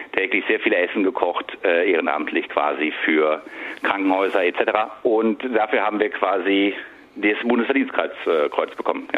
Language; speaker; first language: German; native; German